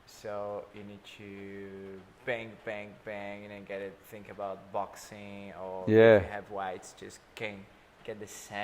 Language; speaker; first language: English; non-native, fluent; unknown